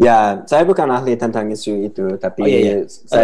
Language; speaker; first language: Indonesian; non-native, fluent; English